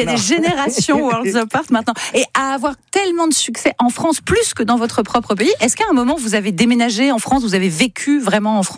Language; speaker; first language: French; native; French